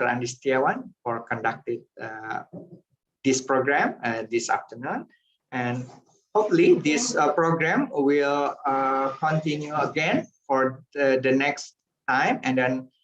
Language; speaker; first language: English; non-native, fluent; Indonesian